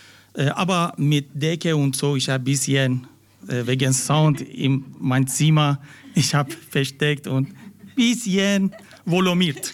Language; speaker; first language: German; non-native, learner; Persian